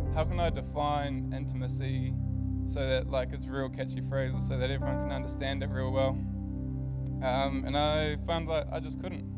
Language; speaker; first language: English; native; English